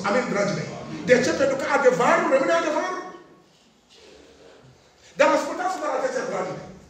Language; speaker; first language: Romanian; non-native, fluent; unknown